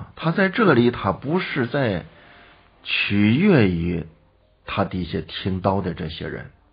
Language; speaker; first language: Chinese; native; Chinese